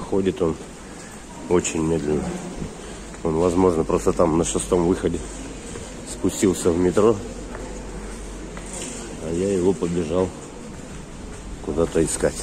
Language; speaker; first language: Russian; native; Russian